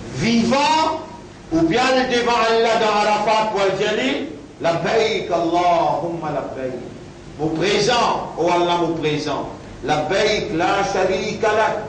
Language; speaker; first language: French; non-native, local second language; Morisyen